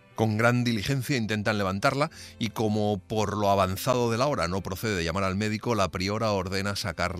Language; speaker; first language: Spanish; native; Spanish